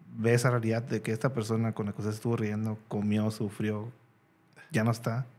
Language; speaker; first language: Spanish; native; Spanish